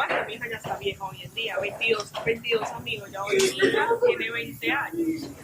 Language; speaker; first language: Spanish; native; Spanish